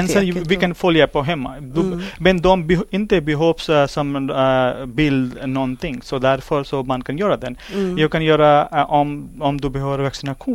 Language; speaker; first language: Swedish; non-native, learner; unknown